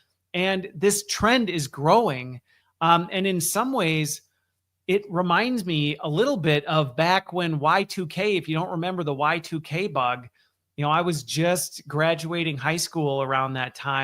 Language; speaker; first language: English; native; English